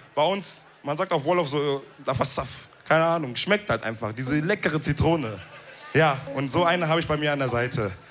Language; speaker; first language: German; early bilingual, other home language; Wolof